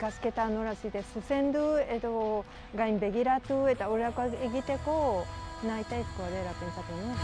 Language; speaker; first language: Basque; non-native, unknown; Japanese